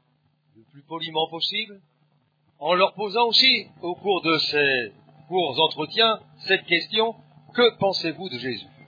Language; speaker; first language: French; native; French